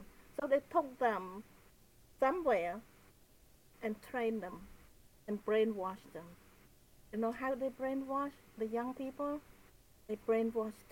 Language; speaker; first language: English; non-native, fluent; Khmer